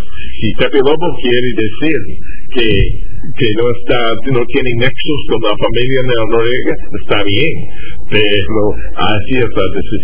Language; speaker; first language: Spanish; non-native, fluent; English